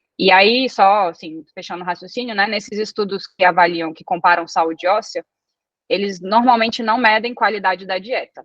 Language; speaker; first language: Portuguese; early bilingual, other home language; Italian